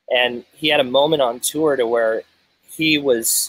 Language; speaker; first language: English; native; English